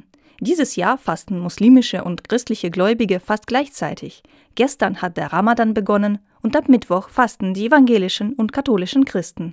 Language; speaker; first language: German; native; German